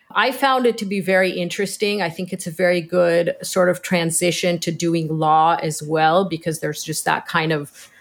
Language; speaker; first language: English; early bilingual, other home language; Hebrew